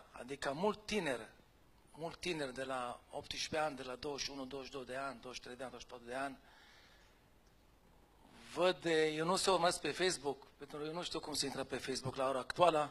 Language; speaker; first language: Romanian; non-native, fluent; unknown